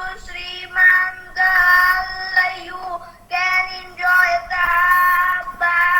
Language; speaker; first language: English; non-native, learner; Bangla